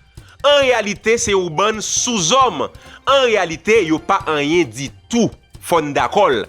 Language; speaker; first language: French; non-native, local second language; Haitian Creole